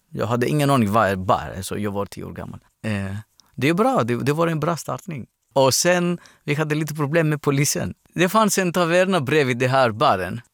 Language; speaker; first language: Swedish; non-native, learner; Greek